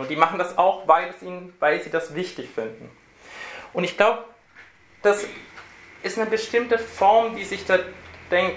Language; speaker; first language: German; native; German